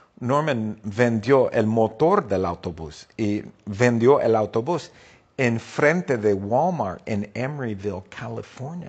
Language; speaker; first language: Spanish; non-native, fluent; English